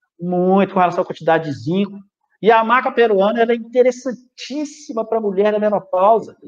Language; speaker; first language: Portuguese; native; Portuguese